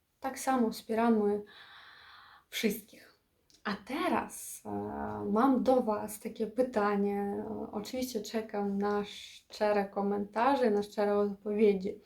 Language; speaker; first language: Polish; non-native, fluent; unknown